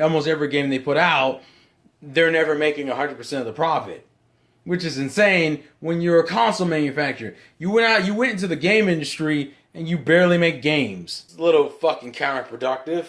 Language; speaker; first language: English; native; English